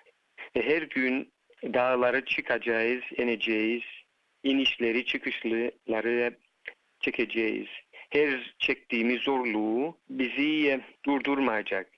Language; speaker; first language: Turkish; early bilingual, heritage; Turkish